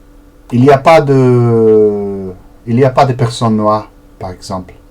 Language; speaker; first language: French; non-native, learner; Portuguese